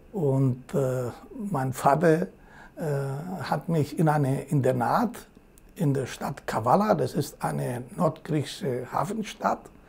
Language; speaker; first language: German; non-native, fluent; Greek